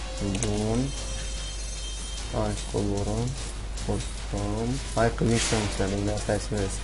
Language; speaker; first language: Romanian; native; Romanian